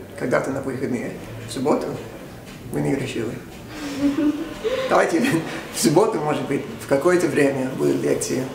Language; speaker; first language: Russian; non-native, fluent; English